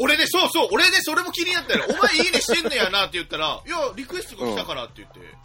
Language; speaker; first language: Japanese; native; Japanese